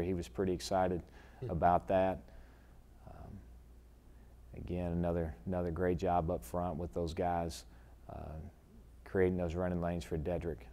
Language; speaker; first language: English; native; English